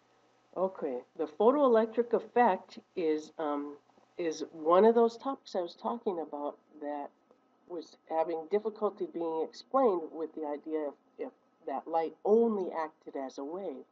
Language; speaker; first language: English; native; English